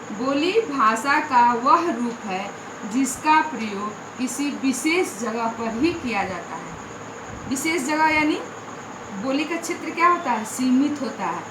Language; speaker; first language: Hindi; native; Hindi